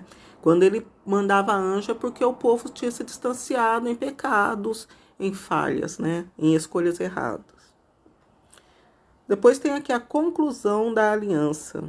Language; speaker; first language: Portuguese; native; Portuguese